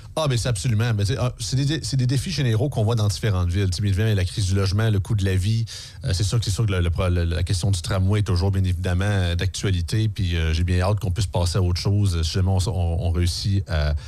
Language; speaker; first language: French; native; French